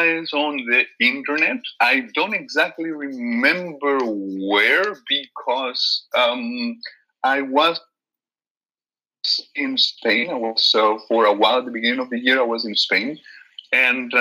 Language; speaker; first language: English; non-native, fluent; Catalan